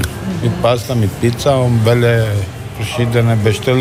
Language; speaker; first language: German; non-native, learner; Italian